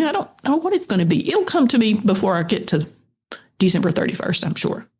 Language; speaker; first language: English; native; English